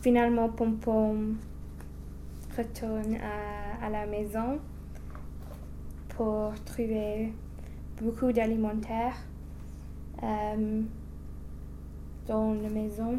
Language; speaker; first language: French; non-native, learner; English